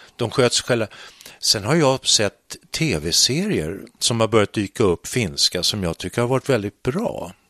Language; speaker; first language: Swedish; native; Swedish